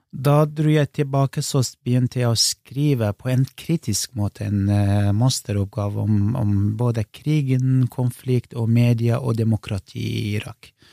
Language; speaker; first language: Norwegian; non-native, fluent; Kurdish